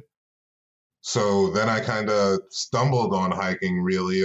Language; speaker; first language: English; native; English